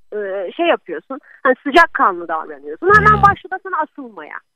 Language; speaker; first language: Turkish; native; Turkish